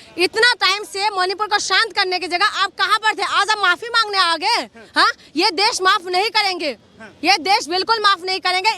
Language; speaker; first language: Hindi; non-native, local second language; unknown